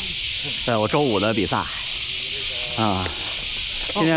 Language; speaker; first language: Chinese; native; Chinese